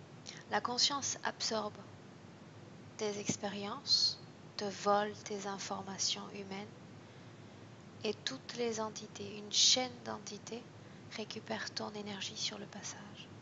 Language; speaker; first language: French; native; French